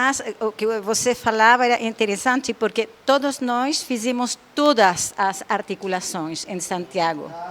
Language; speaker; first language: Portuguese; non-native, fluent; Spanish